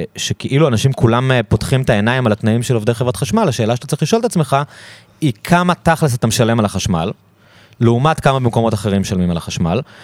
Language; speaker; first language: Hebrew; native; Hebrew